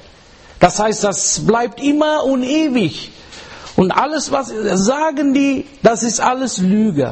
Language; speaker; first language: German; non-native, learner; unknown